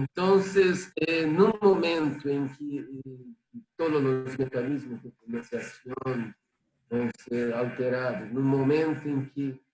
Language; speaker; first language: Spanish; non-native, fluent; Portuguese